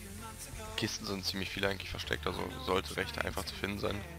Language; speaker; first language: German; native; German